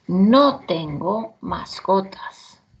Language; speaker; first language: Spanish; non-native, learner; English